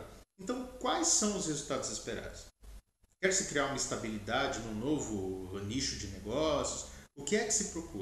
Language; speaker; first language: Portuguese; native; Portuguese